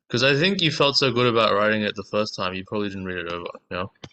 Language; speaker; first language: English; native; English